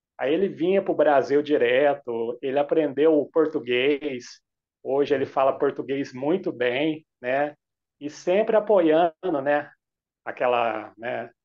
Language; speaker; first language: Portuguese; native; Portuguese